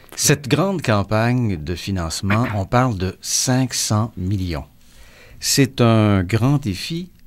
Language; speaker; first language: French; native; French